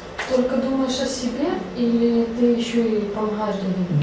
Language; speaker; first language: Russian; native; Russian